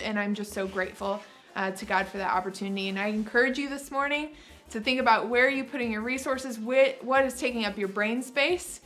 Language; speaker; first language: English; native; English